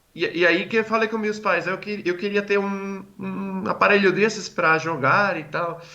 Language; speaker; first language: Portuguese; non-native, fluent; Spanish